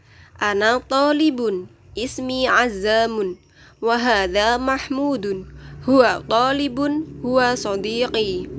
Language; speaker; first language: Arabic; non-native, fluent; Indonesian